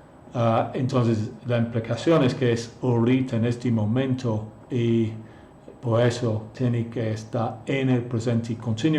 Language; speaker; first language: Spanish; non-native, fluent; English